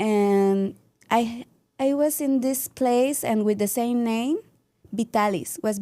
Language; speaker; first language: English; non-native, learner; Spanish